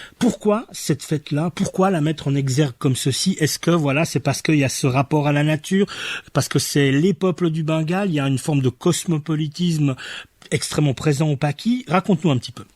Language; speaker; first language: French; native; French